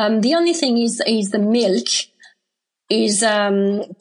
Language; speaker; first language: English; non-native, fluent; French